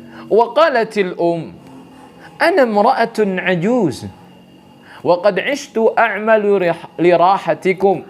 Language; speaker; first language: Arabic; non-native, fluent; Indonesian